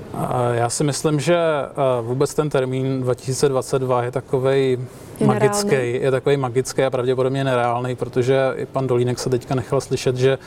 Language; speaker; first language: Czech; native; Czech